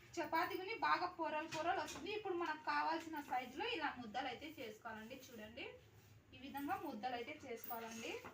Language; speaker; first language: Telugu; non-native, local second language; Urdu